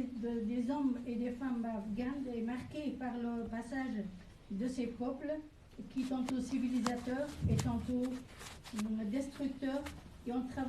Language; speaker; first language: French; non-native, fluent; Persian